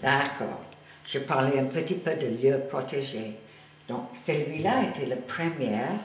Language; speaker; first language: French; non-native, fluent; English